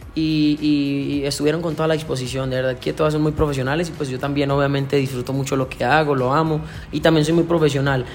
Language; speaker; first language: Spanish; native; Spanish